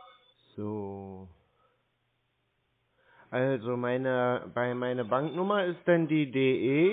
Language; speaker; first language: German; native; German